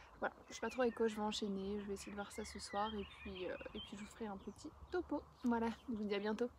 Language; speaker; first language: French; native; French